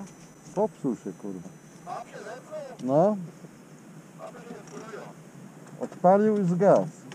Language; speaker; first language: Polish; native; Polish